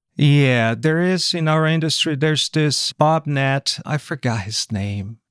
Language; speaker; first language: English; non-native, fluent; Portuguese